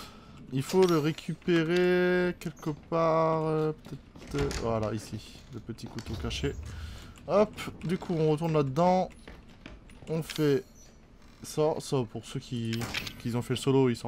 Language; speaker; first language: French; native; French